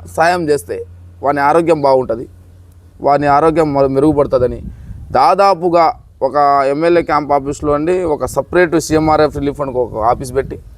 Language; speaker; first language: Telugu; non-native, local second language; Lambadi